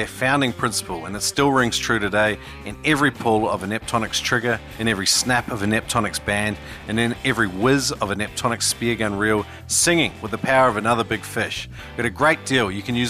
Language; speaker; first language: English; native; English